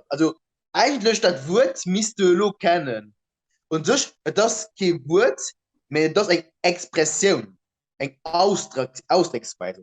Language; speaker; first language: German; non-native, local second language; Luxembourgish